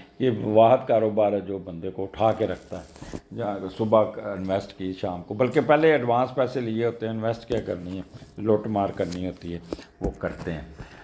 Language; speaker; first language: Urdu; native; Urdu